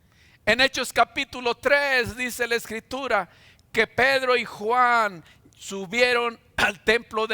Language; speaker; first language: Spanish; native; Spanish